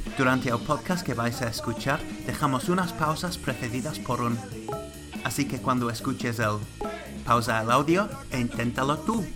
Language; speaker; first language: Spanish; non-native, fluent; English